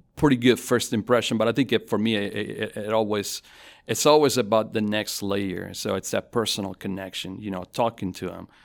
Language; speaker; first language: English; non-native, fluent; Italian